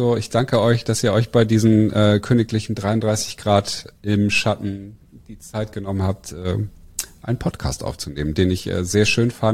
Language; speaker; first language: German; native; German